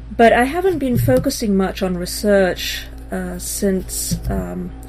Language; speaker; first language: English; early bilingual, other home language; Hebrew